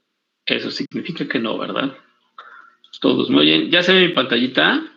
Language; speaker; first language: Spanish; native; Spanish